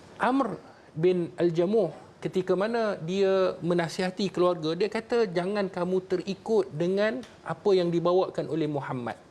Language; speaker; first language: Malay; native; Malay